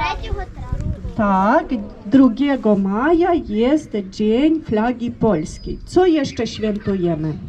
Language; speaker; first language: Polish; non-native, fluent; Ukrainian